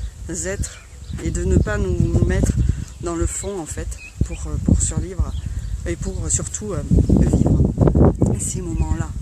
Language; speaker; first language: French; native; French